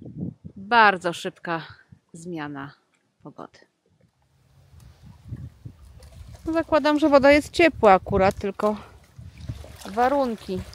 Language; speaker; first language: Polish; native; Polish